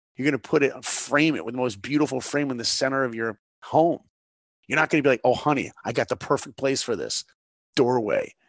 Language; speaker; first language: English; native; English